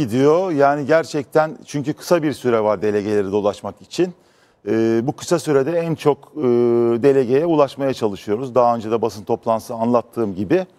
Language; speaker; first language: Turkish; native; Turkish